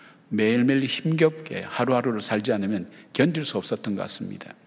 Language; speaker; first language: Korean; native; Korean